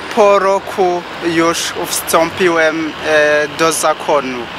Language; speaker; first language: Polish; non-native, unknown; Rundi